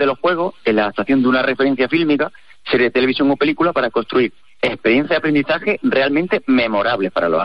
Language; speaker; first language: Spanish; native; Spanish